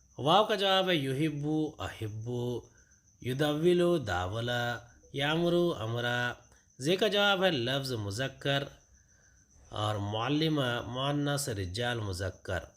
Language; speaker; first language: Urdu; native; Urdu